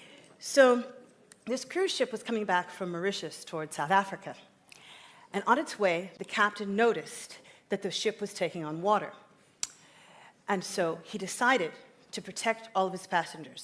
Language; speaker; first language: English; native; English